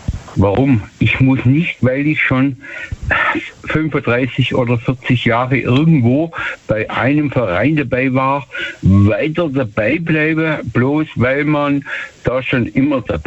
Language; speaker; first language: German; native; German